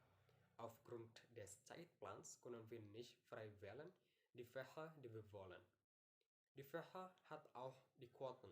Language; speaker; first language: German; non-native, learner; Indonesian